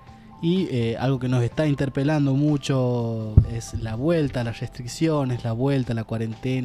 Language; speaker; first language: Spanish; native; Spanish